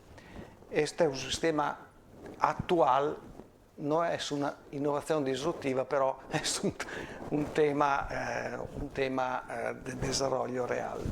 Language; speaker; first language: Spanish; non-native, fluent; Italian